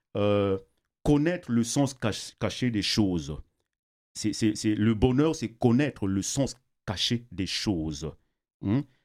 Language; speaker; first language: French; non-native, local second language; Kongo